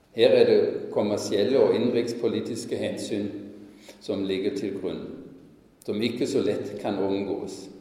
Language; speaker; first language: Norwegian; non-native, fluent; German